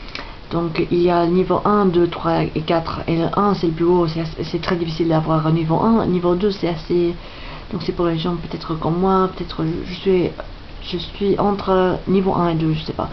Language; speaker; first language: French; non-native, fluent; English